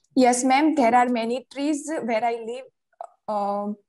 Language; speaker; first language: English; non-native, local second language; Gujarati